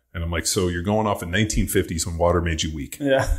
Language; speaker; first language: English; native; English